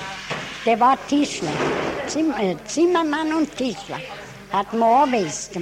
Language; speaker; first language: German; early bilingual, heritage; German